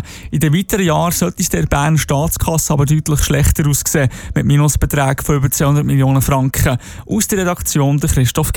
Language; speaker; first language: German; native; German